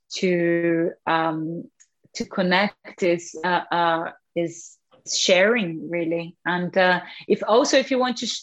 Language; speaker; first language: English; non-native, fluent; Portuguese